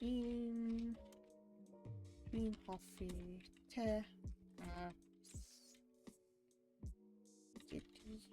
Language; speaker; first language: Welsh; non-native, learner; English